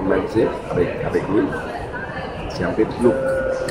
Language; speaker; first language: French; non-native, learner; Spanish